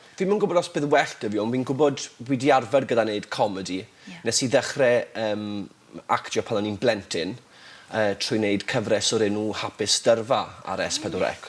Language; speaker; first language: Welsh; native; Welsh